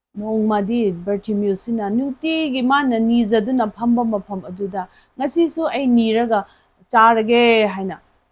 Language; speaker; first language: Manipuri; non-native, local second language; Rongmei Naga